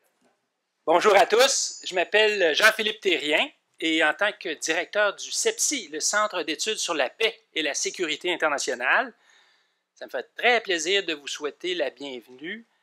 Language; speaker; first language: French; native; French